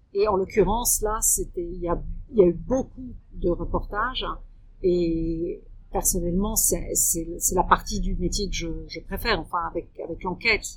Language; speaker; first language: French; early bilingual, heritage; French